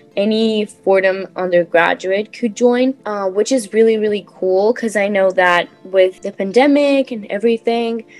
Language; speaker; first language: English; non-native, fluent; Portuguese